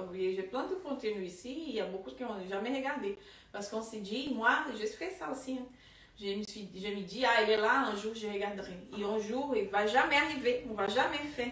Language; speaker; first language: French; non-native, fluent; Portuguese